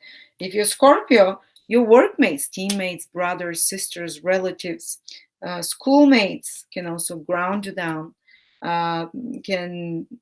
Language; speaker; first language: English; non-native, fluent; Bulgarian